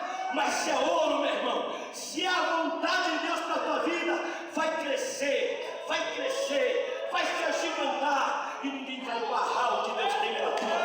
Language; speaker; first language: Portuguese; native; Portuguese